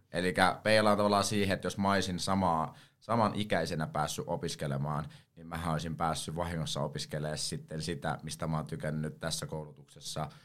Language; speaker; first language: Finnish; native; Finnish